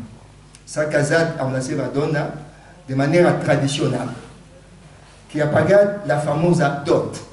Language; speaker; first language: Catalan; non-native, fluent; Lingala